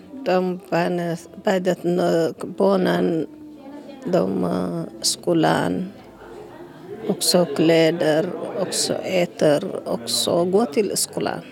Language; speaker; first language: Swedish; non-native, learner; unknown